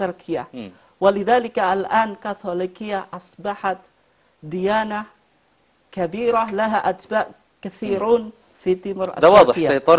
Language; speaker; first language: Arabic; non-native, fluent; Indonesian